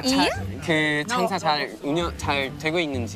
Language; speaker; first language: Italian; non-native, fluent; Korean